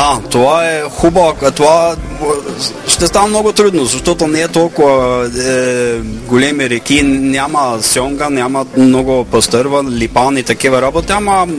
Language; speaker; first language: Bulgarian; non-native, fluent; Norwegian